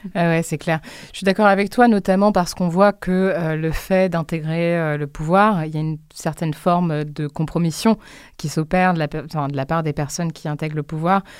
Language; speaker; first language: French; native; French